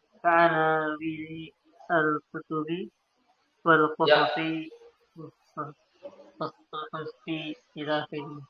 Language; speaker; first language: Arabic; non-native, learner; Indonesian